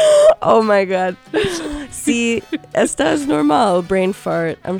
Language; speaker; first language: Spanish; early bilingual, heritage; Spanish